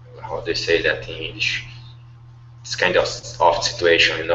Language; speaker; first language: English; non-native, learner; Portuguese